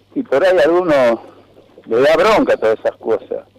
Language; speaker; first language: Spanish; native; Spanish